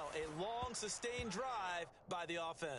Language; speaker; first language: English; native; English